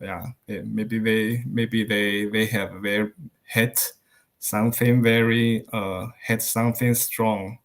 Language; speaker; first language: English; non-native, learner; Chinese